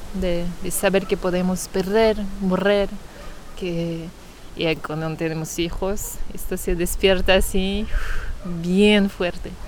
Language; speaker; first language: Spanish; non-native, fluent; French